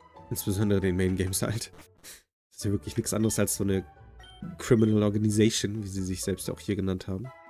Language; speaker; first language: German; native; German